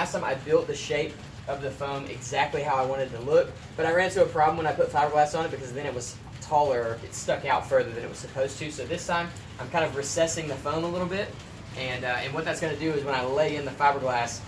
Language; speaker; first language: English; native; English